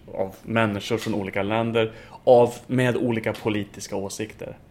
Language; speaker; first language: Swedish; non-native, fluent; English